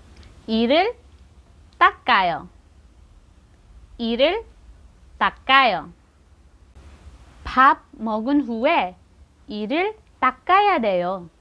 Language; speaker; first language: Korean; non-native, fluent; Filipino